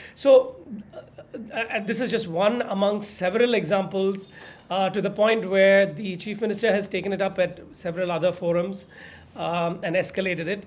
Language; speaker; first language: English; non-native, local second language; Tamil